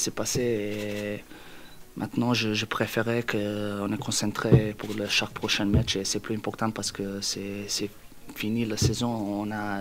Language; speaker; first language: French; non-native, learner; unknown